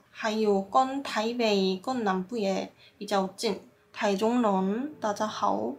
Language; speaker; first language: Chinese; non-native, fluent; Korean